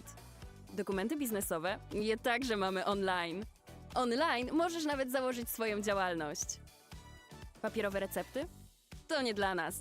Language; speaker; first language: Polish; native; Polish